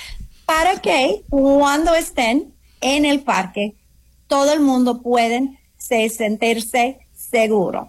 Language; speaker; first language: Spanish; non-native, fluent; English